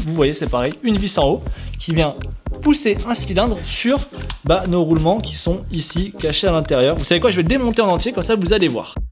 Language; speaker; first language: French; native; French